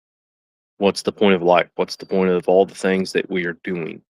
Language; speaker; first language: English; native; English